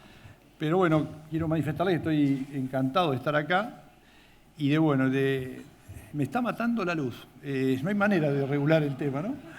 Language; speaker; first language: Spanish; native; Spanish